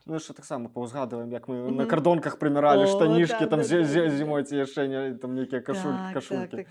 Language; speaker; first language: Belarusian; native; Belarusian